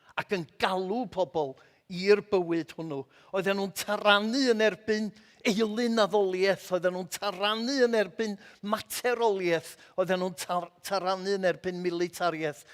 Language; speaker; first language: Welsh; native; Welsh